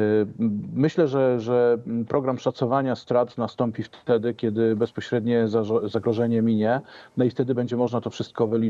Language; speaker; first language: Polish; native; Polish